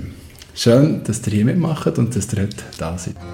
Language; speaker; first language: German; native; German